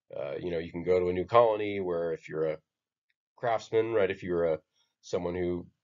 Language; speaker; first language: English; native; English